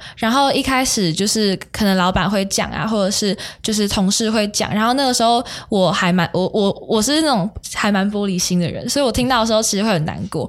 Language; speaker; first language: Chinese; native; Chinese